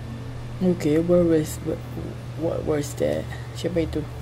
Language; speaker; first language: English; non-native, learner; Indonesian